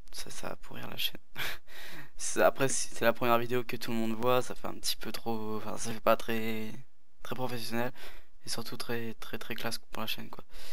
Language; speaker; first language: French; native; French